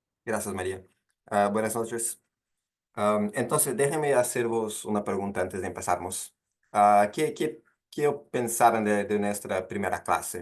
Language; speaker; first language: Spanish; non-native, fluent; Portuguese